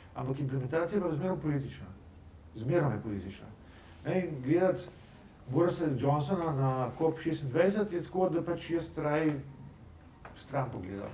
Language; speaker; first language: Slovenian; native; Slovenian